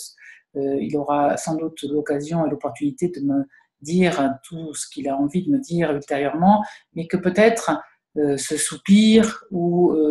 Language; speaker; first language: French; native; French